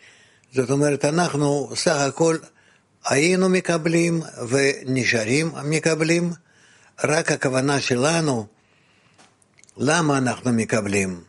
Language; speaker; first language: Hebrew; non-native, fluent; Russian